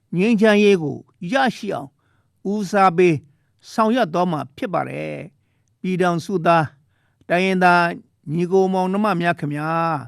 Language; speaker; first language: Burmese; non-native, local second language; Shan